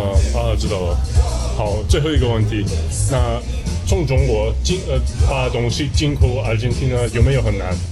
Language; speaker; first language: Chinese; non-native, learner; English